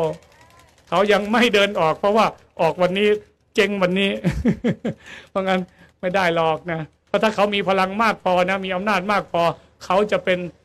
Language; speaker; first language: Thai; native; Thai